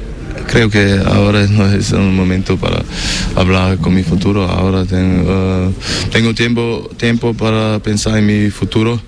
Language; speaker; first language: Spanish; non-native, learner; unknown